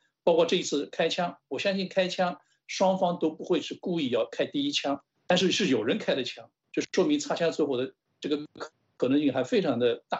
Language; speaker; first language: Chinese; native; Chinese